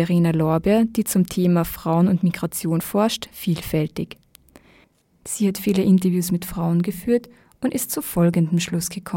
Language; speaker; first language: German; native; German